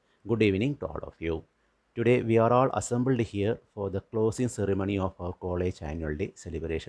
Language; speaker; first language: English; non-native, local second language; Malayalam